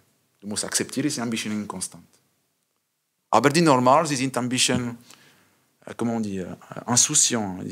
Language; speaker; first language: German; non-native, learner; French